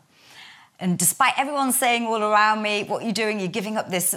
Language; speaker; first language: English; native; English